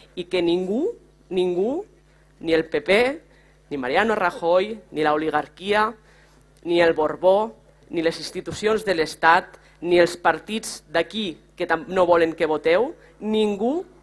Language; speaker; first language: Catalan; native; Catalan